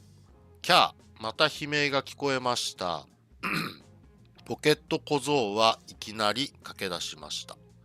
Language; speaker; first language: Japanese; non-native, learner; English